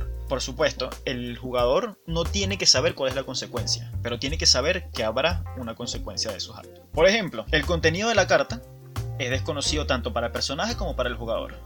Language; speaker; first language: Spanish; native; Spanish